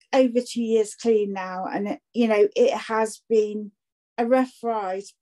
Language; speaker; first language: English; native; English